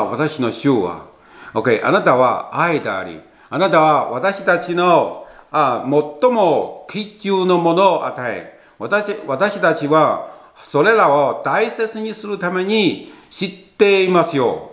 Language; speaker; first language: Japanese; non-native, learner; Chinese